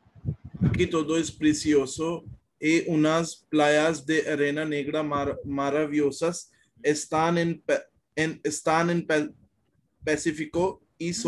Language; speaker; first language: Spanish; non-native, learner; Hindi